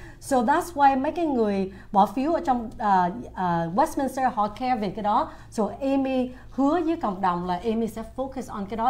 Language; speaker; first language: Vietnamese; early bilingual, heritage; Vietnamese